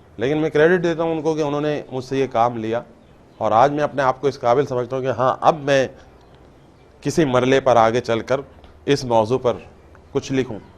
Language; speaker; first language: Urdu; non-native, local second language; Baluchi